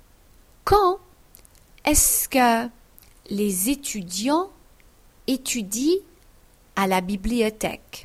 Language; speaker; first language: French; non-native, fluent; English